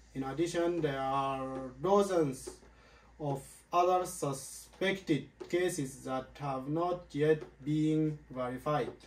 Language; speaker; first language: English; non-native, learner; Arabic